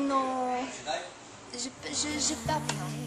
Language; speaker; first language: French; non-native, learner; English